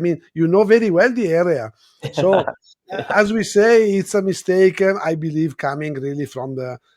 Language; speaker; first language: English; non-native, fluent; Italian